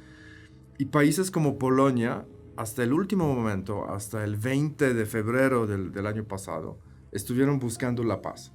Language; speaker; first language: Spanish; non-native, fluent; Polish